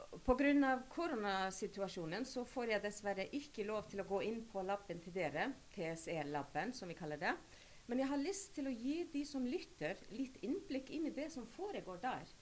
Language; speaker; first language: Norwegian; native; Norwegian